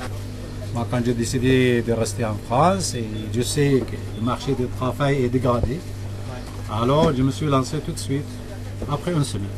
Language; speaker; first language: French; non-native, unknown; Arabic